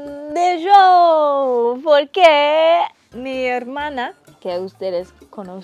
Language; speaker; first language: Spanish; non-native, learner; English